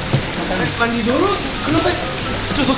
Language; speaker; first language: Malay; non-native, fluent; Japanese